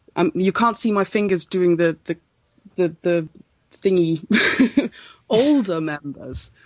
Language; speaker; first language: English; non-native, fluent; Swedish